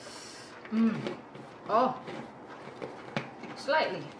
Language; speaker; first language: English; non-native, learner; Indonesian